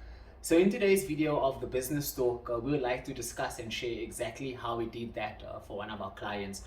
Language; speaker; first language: English; non-native, local second language; Afrikaans